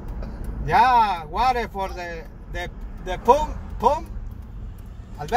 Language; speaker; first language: English; non-native, learner; Spanish